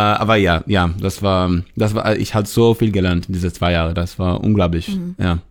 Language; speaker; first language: German; non-native, learner; Hebrew